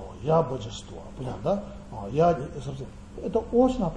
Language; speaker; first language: Russian; non-native, learner; Tibetan